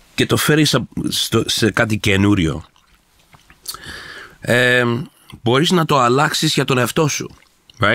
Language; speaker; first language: Greek; early bilingual, heritage; Greek